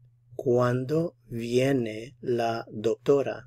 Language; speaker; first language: Spanish; non-native, fluent; English